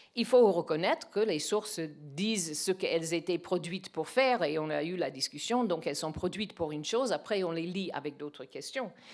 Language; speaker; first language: French; non-native, fluent; English